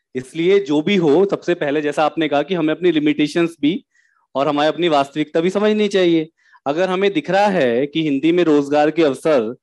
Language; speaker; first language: Hindi; native; Hindi